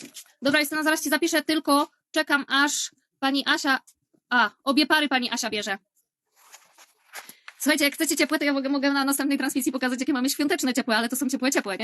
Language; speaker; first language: Polish; native; Polish